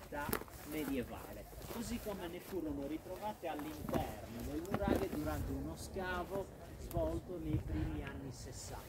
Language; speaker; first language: Italian; native; Italian